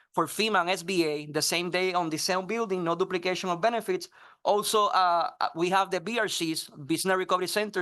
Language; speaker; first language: English; non-native, fluent; Spanish